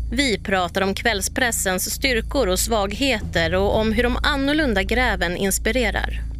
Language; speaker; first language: Swedish; native; Swedish